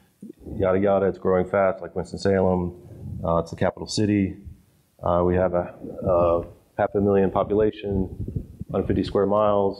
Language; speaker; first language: English; native; English